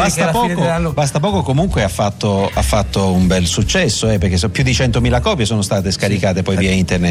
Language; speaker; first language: Italian; native; Italian